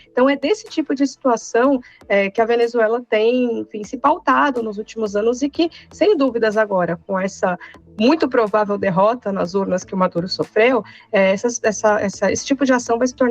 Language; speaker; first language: Portuguese; native; Portuguese